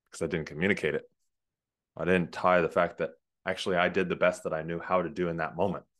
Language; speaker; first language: English; native; English